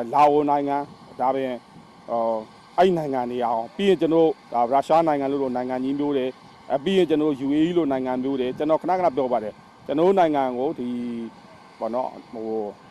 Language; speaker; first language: Burmese; native; Burmese